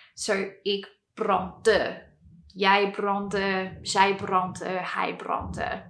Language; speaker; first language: Dutch; non-native, fluent; English